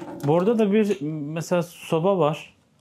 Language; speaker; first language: Turkish; native; Turkish